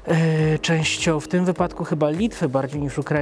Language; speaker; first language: Polish; native; Polish